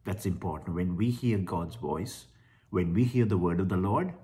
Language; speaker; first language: English; non-native, local second language; Sinhala